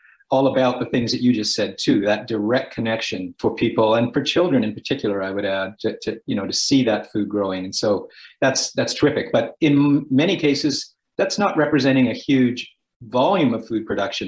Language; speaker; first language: English; native; English